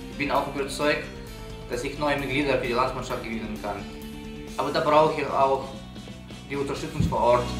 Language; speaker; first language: German; non-native, fluent; Russian